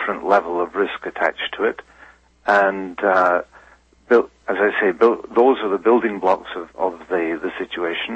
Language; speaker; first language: English; native; English